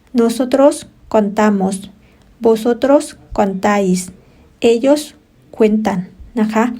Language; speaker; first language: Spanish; non-native, fluent; Thai